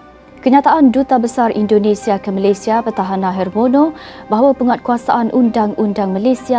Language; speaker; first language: Malay; native; Malay